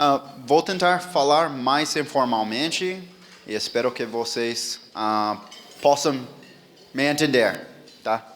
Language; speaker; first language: Portuguese; non-native, fluent; English